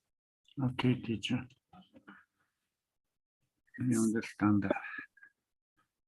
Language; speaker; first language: English; non-native, learner; Spanish